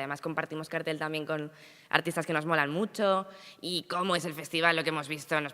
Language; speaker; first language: Spanish; native; Spanish